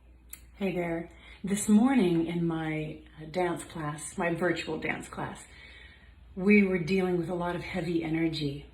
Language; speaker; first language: English; native; English